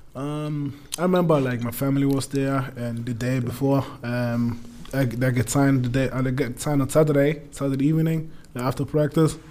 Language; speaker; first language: English; non-native, learner; German